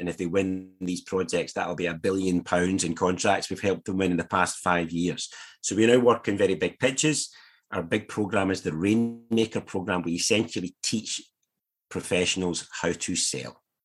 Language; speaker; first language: English; native; English